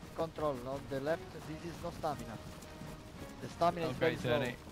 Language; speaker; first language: English; non-native, fluent; Italian